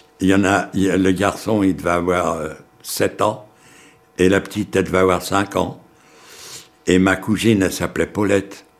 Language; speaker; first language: French; early bilingual, other home language; Yiddish